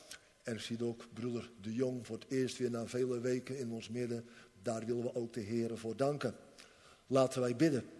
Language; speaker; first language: Dutch; native; Dutch